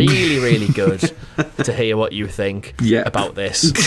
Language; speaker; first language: English; native; English